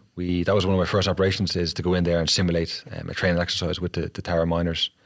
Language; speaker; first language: English; native; English